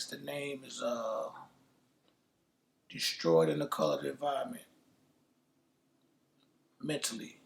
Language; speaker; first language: English; native; English